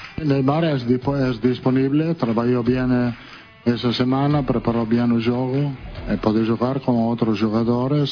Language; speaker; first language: Portuguese; non-native, fluent; Italian